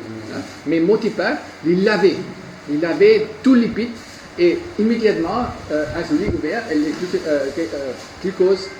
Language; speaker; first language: French; non-native, learner; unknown